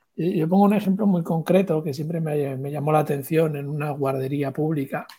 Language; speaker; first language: Spanish; native; Spanish